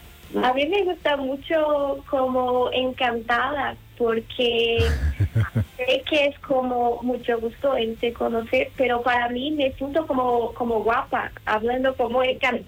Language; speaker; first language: Spanish; non-native, learner; Portuguese